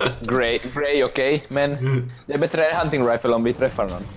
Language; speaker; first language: Swedish; non-native, local second language; Finnish